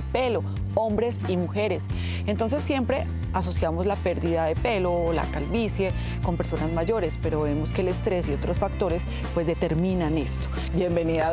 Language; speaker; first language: Spanish; native; Spanish